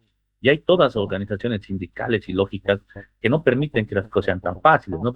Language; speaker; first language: Spanish; native; Spanish